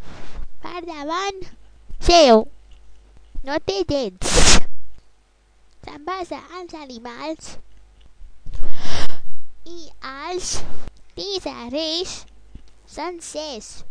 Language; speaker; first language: Spanish; non-native, local second language; Catalan